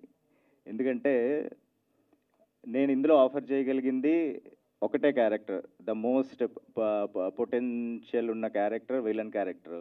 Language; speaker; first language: Telugu; native; Telugu